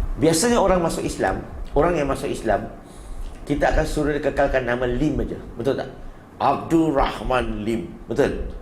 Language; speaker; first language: Malay; non-native, local second language; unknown